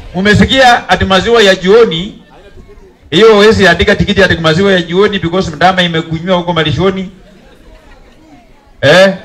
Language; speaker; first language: Swahili; non-native, local second language; Luyia